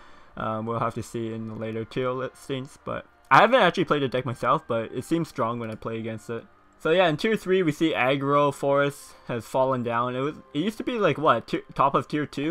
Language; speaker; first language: English; native; English